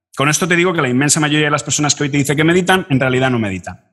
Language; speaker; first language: Spanish; native; Spanish